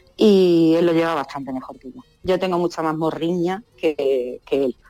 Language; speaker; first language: Spanish; native; Spanish